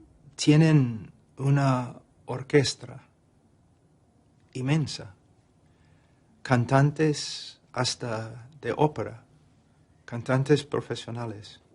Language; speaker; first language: Spanish; non-native, fluent; English